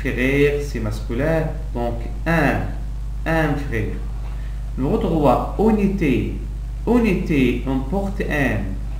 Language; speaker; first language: French; non-native, local second language; Arabic